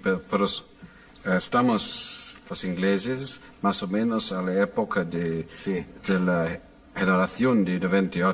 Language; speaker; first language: Spanish; non-native, fluent; English